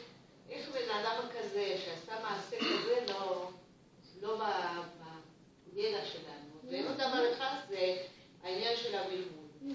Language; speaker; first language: Hebrew; non-native, fluent; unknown